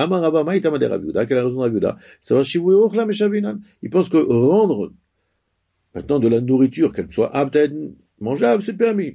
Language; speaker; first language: French; native; French